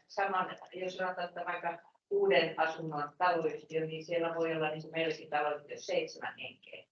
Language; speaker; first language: Finnish; native; Finnish